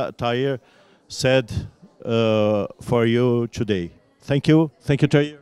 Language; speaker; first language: English; non-native, fluent; Portuguese